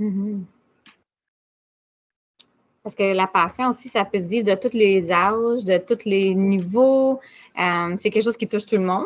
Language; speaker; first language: French; native; French